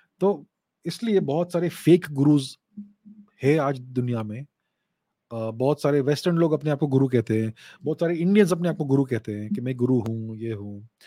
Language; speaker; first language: Hindi; non-native, local second language; Gujarati